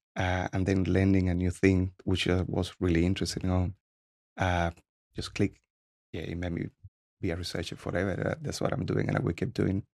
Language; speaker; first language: English; non-native, fluent; Spanish